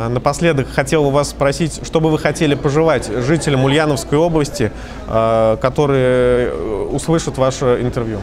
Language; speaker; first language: Russian; native; Russian